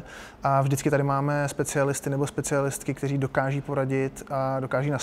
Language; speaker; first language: Czech; native; Czech